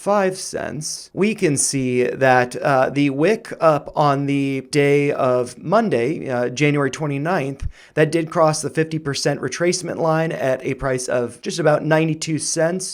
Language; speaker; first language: English; native; English